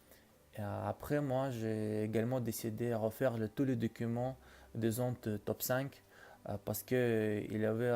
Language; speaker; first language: French; non-native, learner; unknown